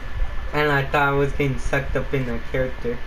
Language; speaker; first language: English; native; English